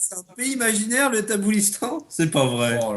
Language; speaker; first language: French; native; French